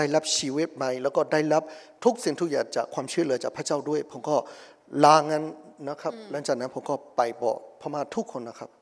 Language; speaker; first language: Thai; non-native, fluent; Burmese